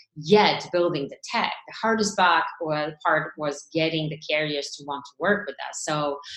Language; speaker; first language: English; non-native, fluent; Bulgarian